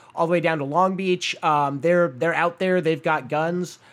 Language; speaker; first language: English; native; English